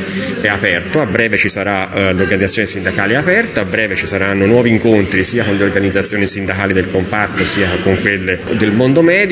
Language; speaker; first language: Italian; native; Italian